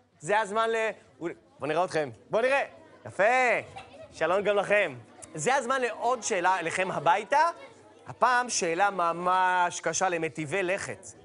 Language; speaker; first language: Hebrew; native; Hebrew